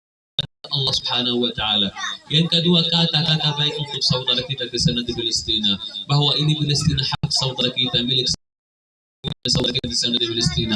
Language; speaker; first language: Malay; non-native, fluent; Arabic